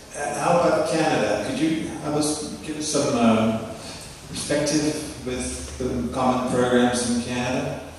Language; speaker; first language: English; non-native, fluent; French